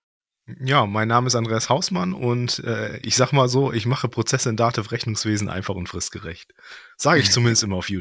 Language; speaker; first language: German; native; German